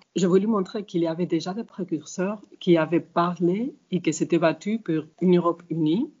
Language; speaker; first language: French; non-native, fluent; Spanish